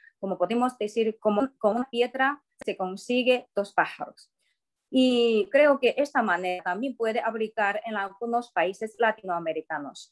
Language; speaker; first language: Spanish; non-native, fluent; Chinese